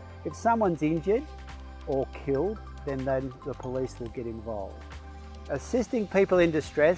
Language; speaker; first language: English; native; English